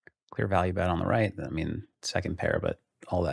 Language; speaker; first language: English; native; English